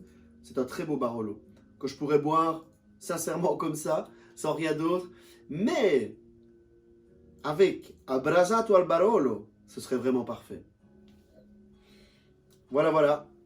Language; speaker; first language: French; native; French